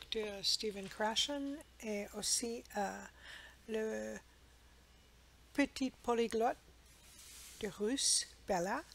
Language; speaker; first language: French; non-native, learner; English